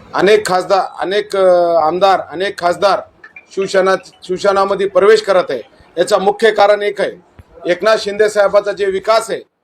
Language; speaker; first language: Marathi; non-native, local second language; Urdu